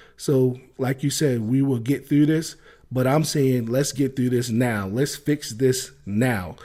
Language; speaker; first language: English; native; English